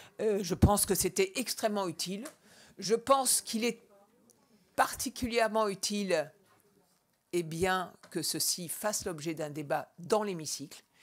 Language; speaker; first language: French; native; French